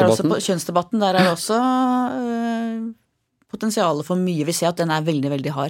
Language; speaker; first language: Norwegian; native; Norwegian